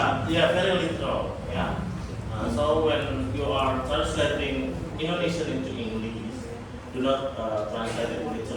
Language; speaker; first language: English; non-native, fluent; Indonesian